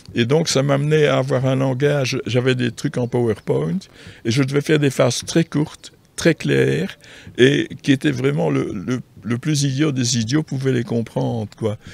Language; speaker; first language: French; native; French